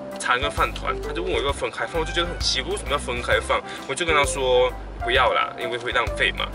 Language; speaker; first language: Chinese; native; Chinese